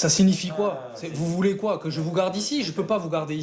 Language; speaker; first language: French; native; French